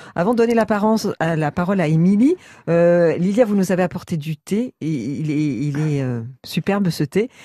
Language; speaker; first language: French; native; French